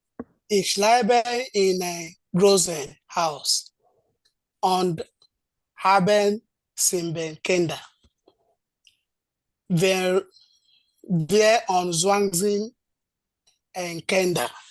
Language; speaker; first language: German; non-native, learner; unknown